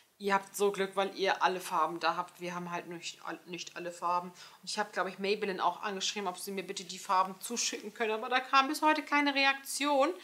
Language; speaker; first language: German; early bilingual, other home language; Turkish